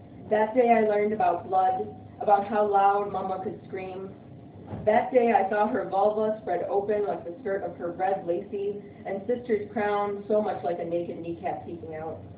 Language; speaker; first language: English; early bilingual, other home language; Spanish